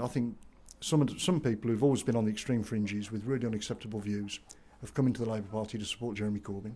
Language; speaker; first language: English; native; English